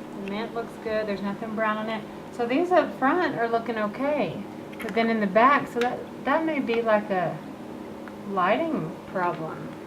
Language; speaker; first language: English; native; English